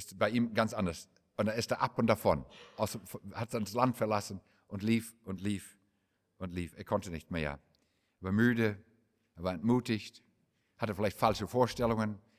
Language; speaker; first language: German; non-native, fluent; English